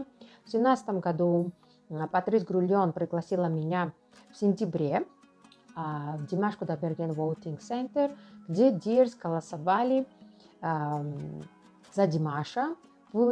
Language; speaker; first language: Russian; non-native, local second language; Georgian